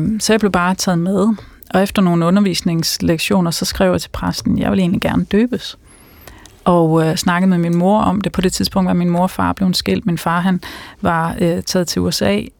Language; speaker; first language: Danish; early bilingual, other home language; Persian